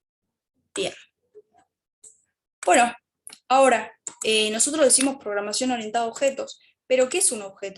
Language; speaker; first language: Spanish; native; Spanish